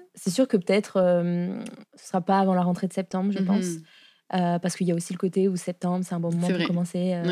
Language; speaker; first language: French; native; French